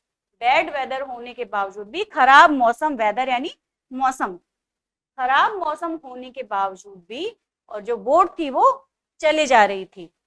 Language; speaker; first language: Hindi; native; Hindi